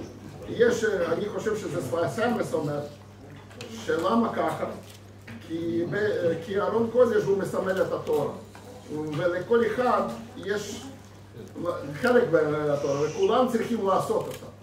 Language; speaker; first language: Hebrew; non-native, fluent; Russian